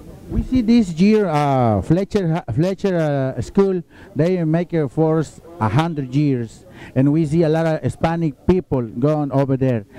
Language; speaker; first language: English; non-native, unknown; Spanish